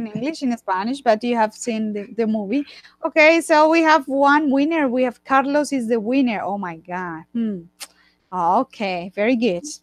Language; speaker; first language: English; non-native, fluent; Spanish